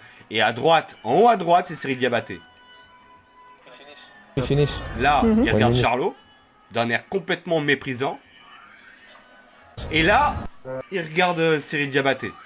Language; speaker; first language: French; native; French